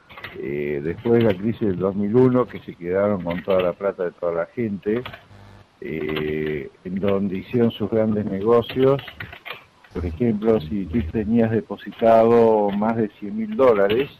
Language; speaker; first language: Spanish; native; Spanish